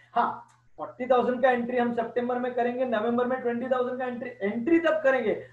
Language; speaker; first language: Hindi; non-native, local second language; Gujarati